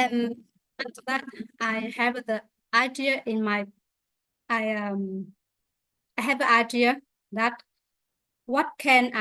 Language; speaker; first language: English; non-native, learner; Vietnamese